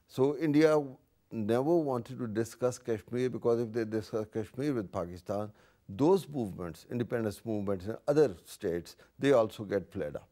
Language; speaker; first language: English; non-native, local second language; Urdu